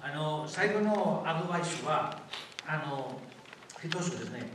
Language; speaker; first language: Japanese; non-native, fluent; Spanish